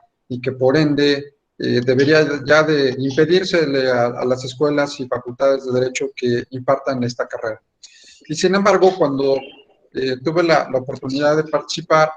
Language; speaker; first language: Spanish; native; Spanish